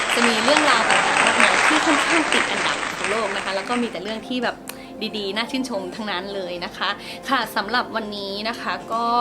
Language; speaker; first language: Thai; native; Thai